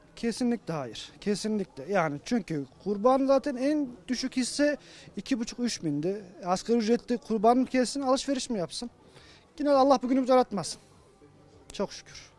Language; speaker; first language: Turkish; native; Turkish